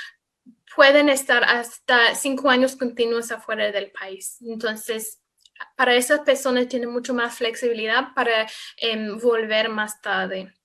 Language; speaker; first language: Spanish; non-native, fluent; English